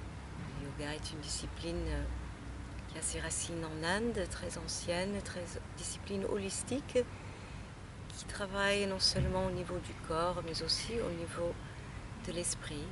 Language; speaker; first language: French; non-native, fluent; English